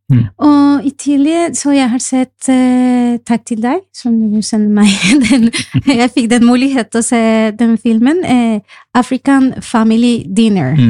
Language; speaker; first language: Norwegian; non-native, fluent; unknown